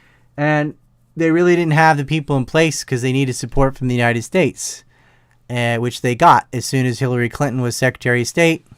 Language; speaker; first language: English; native; English